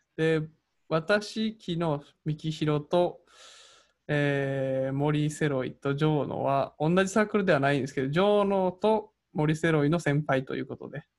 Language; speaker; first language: Japanese; native; Japanese